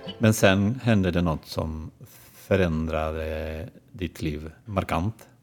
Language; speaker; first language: Swedish; non-native, fluent; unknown